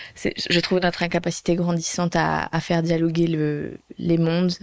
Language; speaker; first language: French; native; French